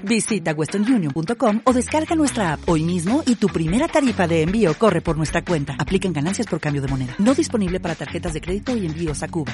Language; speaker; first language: Spanish; native; Spanish